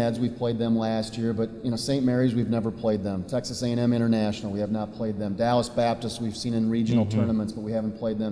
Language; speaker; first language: English; native; English